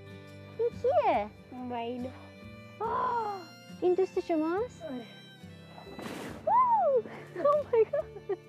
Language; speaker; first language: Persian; early bilingual, heritage; Persian